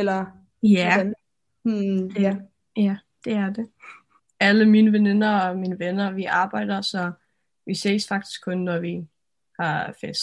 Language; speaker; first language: Danish; non-native, local second language; Faroese